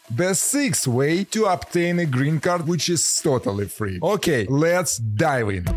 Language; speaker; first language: English; non-native, fluent; Ukrainian